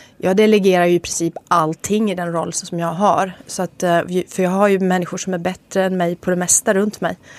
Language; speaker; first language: Swedish; native; Swedish